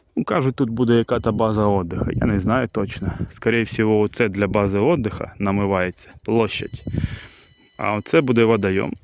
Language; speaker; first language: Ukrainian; native; Ukrainian